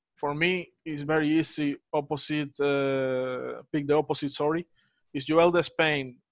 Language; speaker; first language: English; non-native, fluent; Spanish